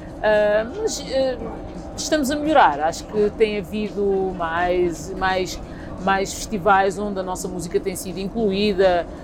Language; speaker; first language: Portuguese; early bilingual, other home language; Kabuverdianu